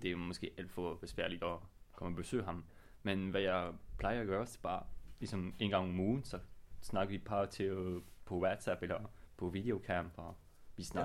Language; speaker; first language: Danish; non-native, learner; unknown